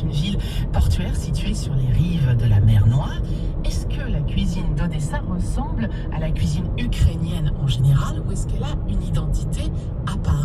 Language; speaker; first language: French; native; French